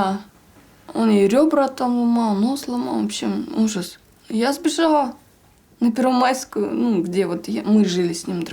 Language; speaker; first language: Russian; native; Russian